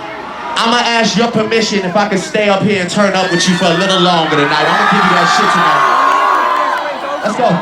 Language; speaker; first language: English; native; English